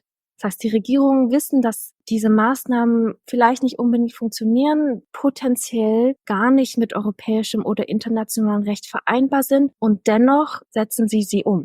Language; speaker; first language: German; native; German